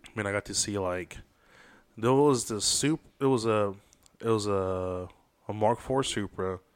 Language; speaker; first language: English; early bilingual, other home language; Spanish